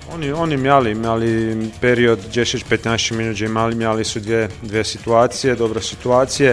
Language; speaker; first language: Polish; non-native, learner; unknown